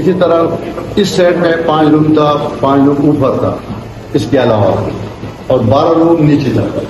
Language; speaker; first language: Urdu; non-native, local second language; Pashto